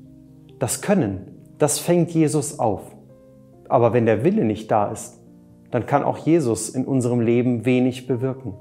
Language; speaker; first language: German; native; German